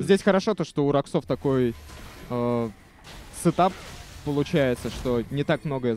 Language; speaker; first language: Russian; native; Russian